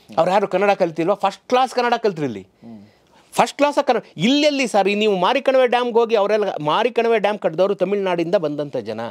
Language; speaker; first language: Kannada; native; Kannada